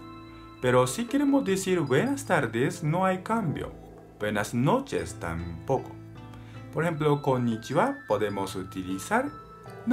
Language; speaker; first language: Spanish; non-native, learner; Japanese